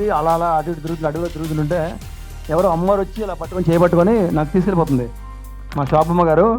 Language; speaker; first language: Telugu; native; Telugu